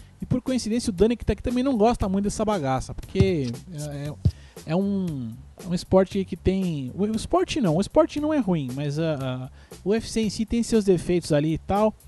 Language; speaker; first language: Portuguese; native; Portuguese